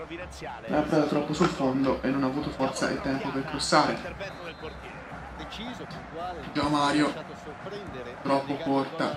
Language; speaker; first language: Italian; native; Italian